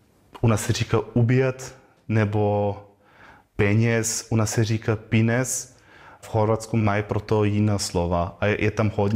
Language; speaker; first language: Czech; non-native, learner; German